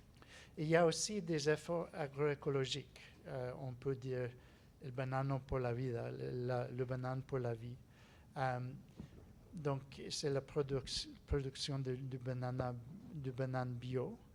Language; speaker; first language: French; non-native, learner; English